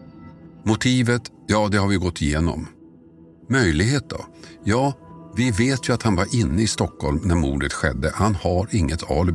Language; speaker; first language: Swedish; native; Swedish